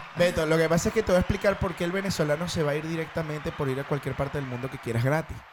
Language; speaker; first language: Spanish; native; Spanish